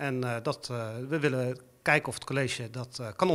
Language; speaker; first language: Dutch; native; Dutch